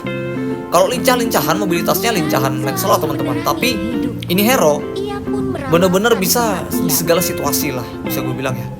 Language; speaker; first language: Indonesian; native; Indonesian